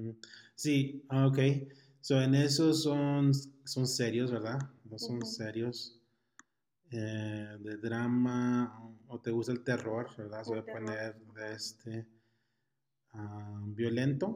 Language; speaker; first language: Spanish; early bilingual, heritage; Spanish